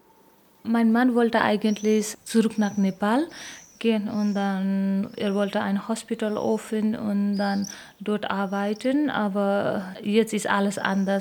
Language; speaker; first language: German; non-native, learner; Nepali